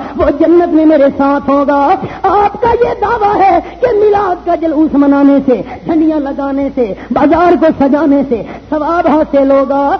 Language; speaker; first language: Urdu; non-native, local second language; Punjabi